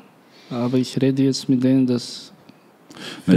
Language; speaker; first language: German; non-native, learner; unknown